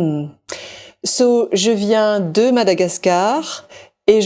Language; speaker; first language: French; native; French